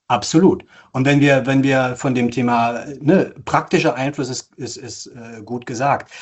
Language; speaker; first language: German; native; German